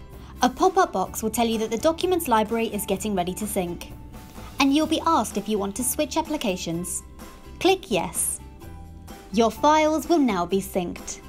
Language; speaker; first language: English; native; English